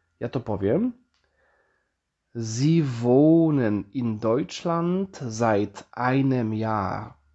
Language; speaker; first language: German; non-native, fluent; Polish